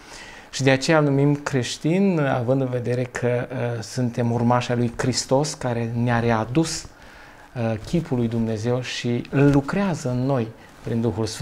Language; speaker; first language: Romanian; native; Romanian